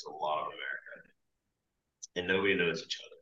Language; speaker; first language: English; native; English